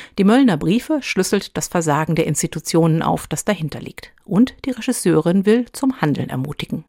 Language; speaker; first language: German; native; German